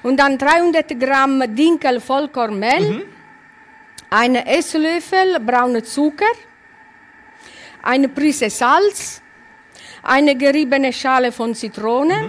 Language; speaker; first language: German; non-native, learner; Italian